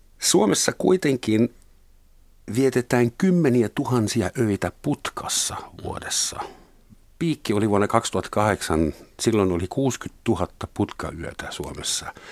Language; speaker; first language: Finnish; non-native, fluent; German